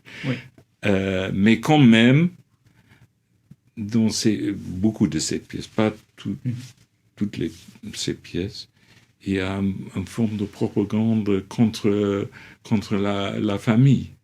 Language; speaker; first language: French; non-native, fluent; English